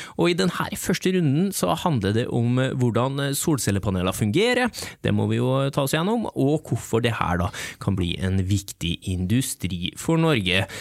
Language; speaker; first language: Norwegian; native; Norwegian